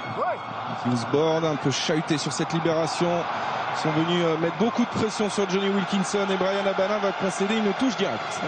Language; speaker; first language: French; native; French